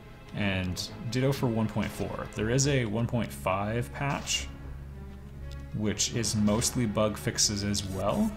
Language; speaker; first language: English; native; English